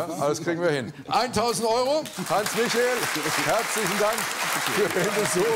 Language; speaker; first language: German; native; German